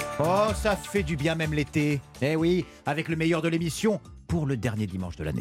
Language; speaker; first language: French; native; French